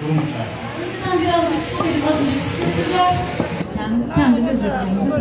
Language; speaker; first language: Turkish; native; Turkish